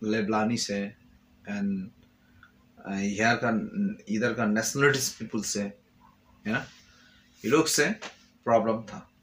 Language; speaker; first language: Hindi; non-native, fluent; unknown